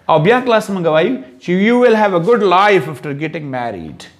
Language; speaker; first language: English; non-native, local second language; Pashto